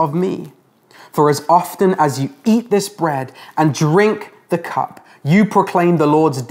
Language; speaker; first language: English; native; English